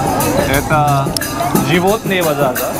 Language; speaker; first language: Russian; non-native, learner; Hindi